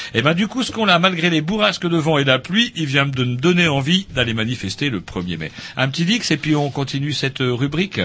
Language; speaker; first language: French; native; French